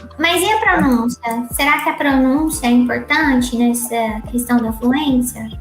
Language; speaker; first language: Portuguese; native; Portuguese